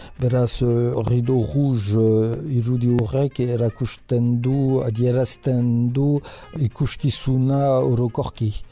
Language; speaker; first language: Basque; non-native, local second language; French